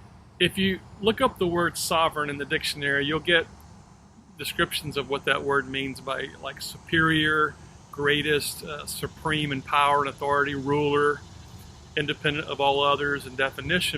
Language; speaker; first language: English; native; English